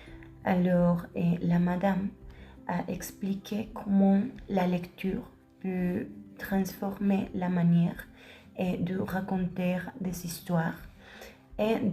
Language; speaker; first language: French; non-native, learner; Spanish